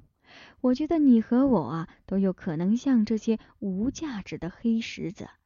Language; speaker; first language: Chinese; native; Chinese